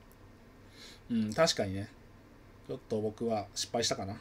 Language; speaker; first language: Japanese; native; Japanese